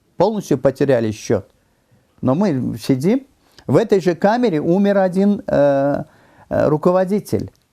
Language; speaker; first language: Russian; non-native, local second language; Turkmen